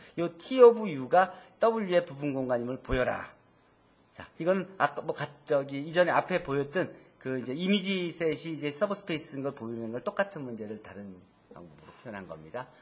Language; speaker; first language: Korean; native; Korean